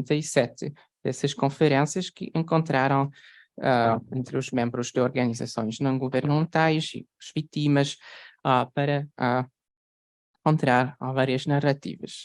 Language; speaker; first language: Portuguese; non-native, fluent; Polish